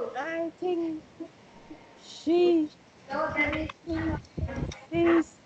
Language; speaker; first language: English; non-native, learner; Vietnamese